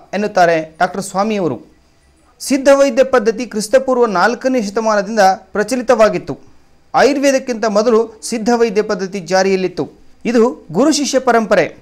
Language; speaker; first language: Kannada; native; Kannada